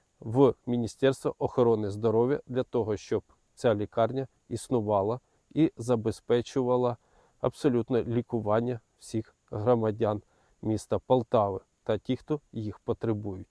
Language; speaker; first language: Ukrainian; native; Ukrainian